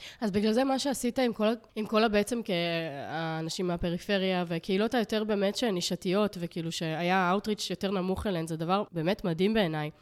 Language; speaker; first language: Hebrew; early bilingual, other home language; Russian